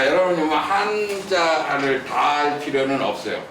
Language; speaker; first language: Korean; native; Korean